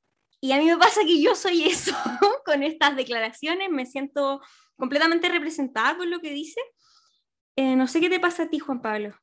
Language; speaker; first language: Spanish; native; Spanish